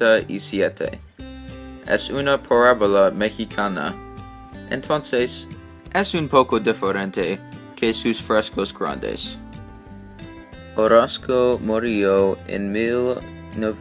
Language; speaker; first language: Spanish; non-native, learner; English